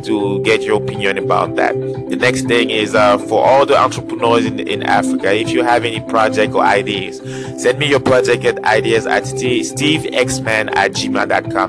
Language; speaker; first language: English; non-native, local second language; French